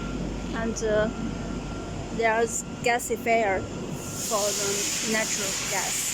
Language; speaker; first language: English; non-native, learner; Chinese